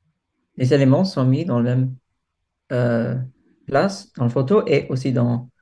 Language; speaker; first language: French; non-native, fluent; English